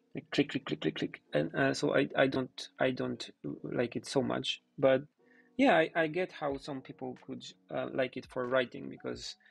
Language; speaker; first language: English; non-native, fluent; Polish